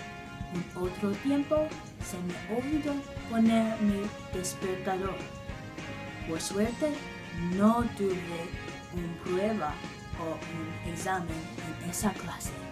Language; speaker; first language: Spanish; non-native, learner; English